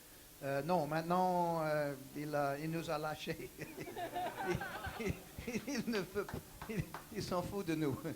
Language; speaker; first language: French; non-native, learner; English